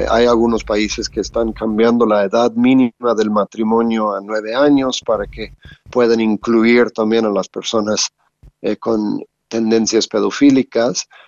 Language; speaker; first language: Spanish; non-native, fluent; English